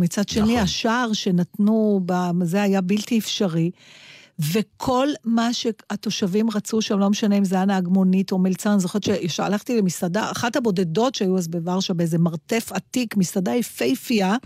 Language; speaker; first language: Hebrew; native; Hebrew